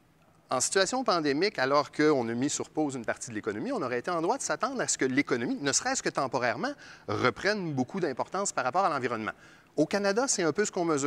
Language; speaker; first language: French; native; French